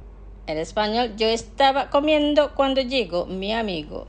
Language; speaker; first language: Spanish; non-native, fluent; Indonesian